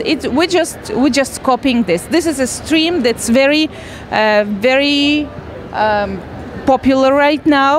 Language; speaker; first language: English; non-native, learner; Russian